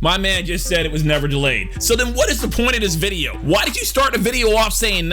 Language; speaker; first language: English; native; English